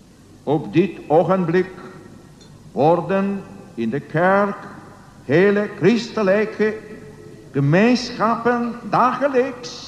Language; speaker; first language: Dutch; non-native, learner; Polish